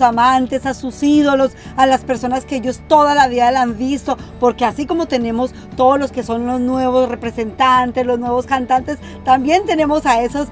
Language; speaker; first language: Spanish; native; Spanish